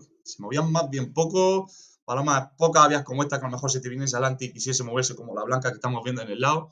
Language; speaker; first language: Spanish; native; Spanish